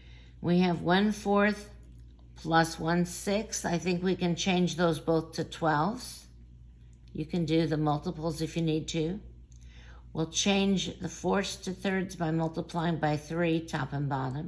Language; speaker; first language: English; native; English